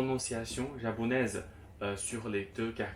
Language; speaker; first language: French; non-native, fluent; Chinese